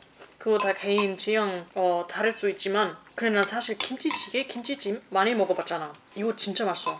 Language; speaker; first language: Korean; non-native, fluent; German